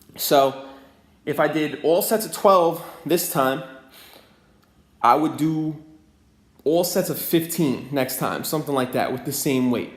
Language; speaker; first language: English; native; English